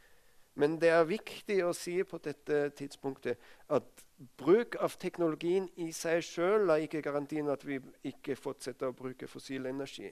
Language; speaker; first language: Norwegian; non-native, fluent; German